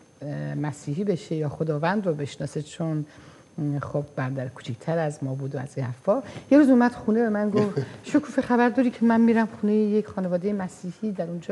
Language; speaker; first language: Persian; non-native, fluent; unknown